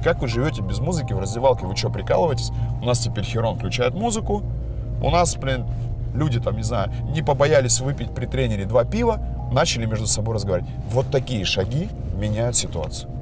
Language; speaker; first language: Russian; native; Russian